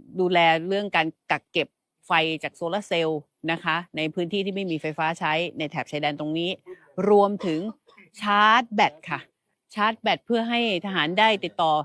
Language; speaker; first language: Thai; native; Thai